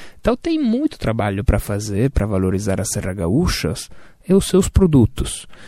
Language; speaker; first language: Portuguese; non-native, fluent; Italian